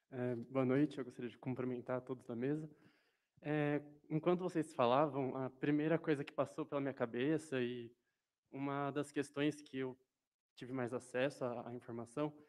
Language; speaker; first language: Portuguese; non-native, fluent; French